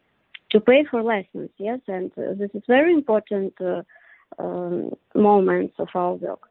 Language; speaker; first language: English; non-native, learner; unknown